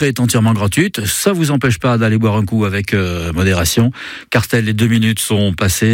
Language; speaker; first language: French; native; French